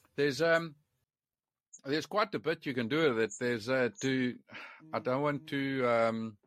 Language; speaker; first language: English; non-native, local second language; Afrikaans